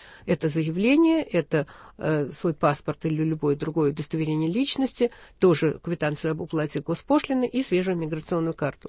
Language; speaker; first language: Russian; native; Russian